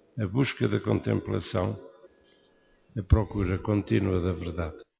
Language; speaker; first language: Portuguese; native; Portuguese